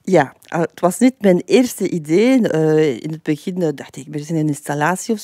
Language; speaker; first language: Dutch; non-native, fluent; French